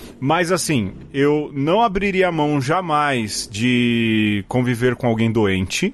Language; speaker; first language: Portuguese; native; Portuguese